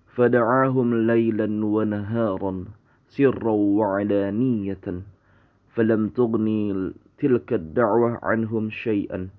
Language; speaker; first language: Arabic; non-native, learner; Indonesian